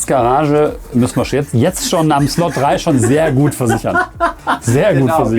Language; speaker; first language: German; native; German